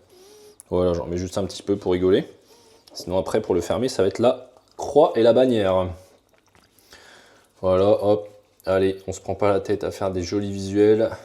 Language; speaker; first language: French; native; French